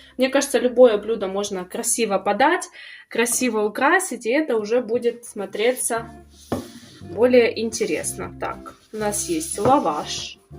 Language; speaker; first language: Russian; native; Russian